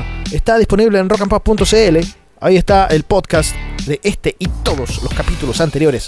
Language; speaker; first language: Spanish; native; Spanish